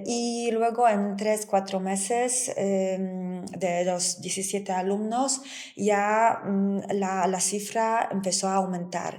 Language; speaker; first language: Spanish; non-native, fluent; Polish